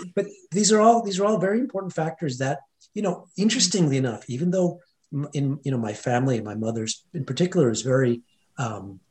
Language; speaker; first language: English; non-native, fluent; Hindi